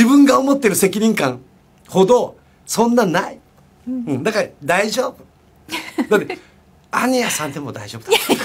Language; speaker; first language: Japanese; native; Japanese